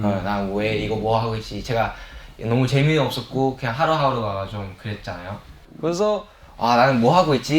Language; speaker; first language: Korean; early bilingual, heritage; English